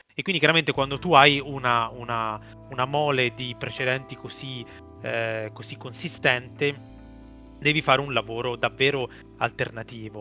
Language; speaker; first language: Italian; native; Italian